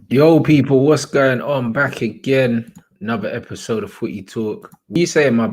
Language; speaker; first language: English; native; English